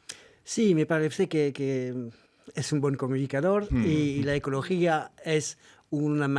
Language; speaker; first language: Spanish; non-native, fluent; French